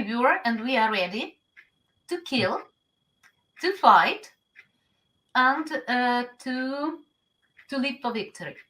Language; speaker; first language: English; non-native, learner; Ukrainian